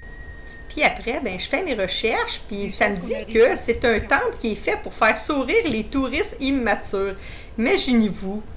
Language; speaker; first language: French; native; French